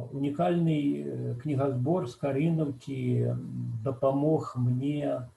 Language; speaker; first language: Belarusian; native; Belarusian